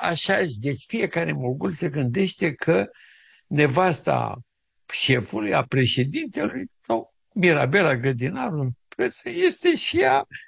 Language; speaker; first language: Romanian; native; Romanian